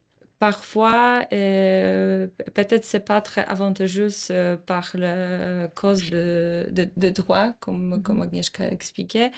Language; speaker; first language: French; non-native, learner; Polish